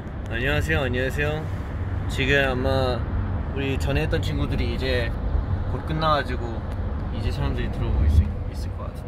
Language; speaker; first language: Korean; early bilingual, other home language; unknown